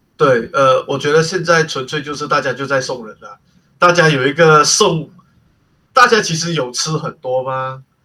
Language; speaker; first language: Chinese; native; Chinese